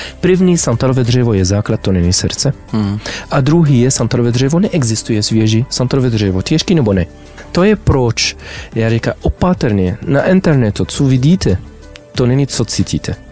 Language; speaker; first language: Czech; non-native, learner; Arabic